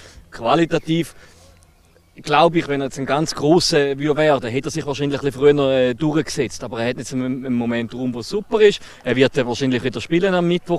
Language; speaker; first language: German; native; German